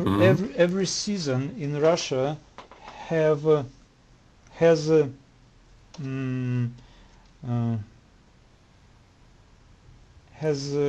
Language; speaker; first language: English; non-native, learner; Russian